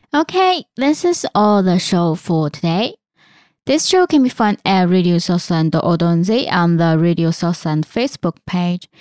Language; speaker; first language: English; non-native, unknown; Chinese